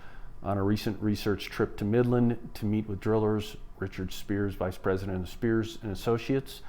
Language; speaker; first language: English; native; English